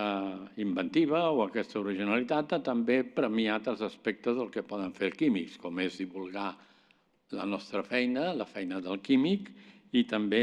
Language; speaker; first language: Catalan; native; Catalan